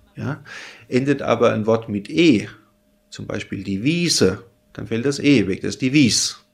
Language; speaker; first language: German; native; German